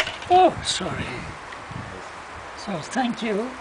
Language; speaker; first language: English; non-native, fluent; German